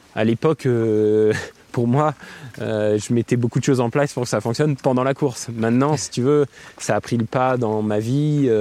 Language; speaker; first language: French; native; French